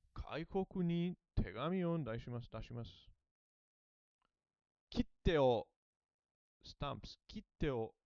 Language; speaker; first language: Japanese; non-native, learner; English